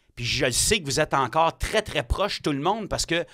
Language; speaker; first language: French; native; French